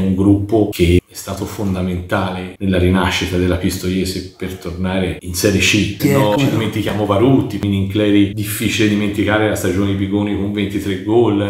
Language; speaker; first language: Italian; native; Italian